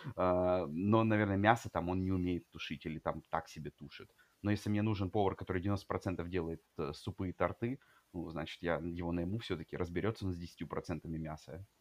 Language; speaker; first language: Russian; native; Russian